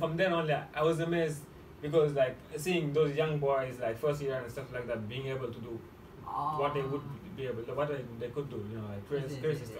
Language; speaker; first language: English; non-native, fluent; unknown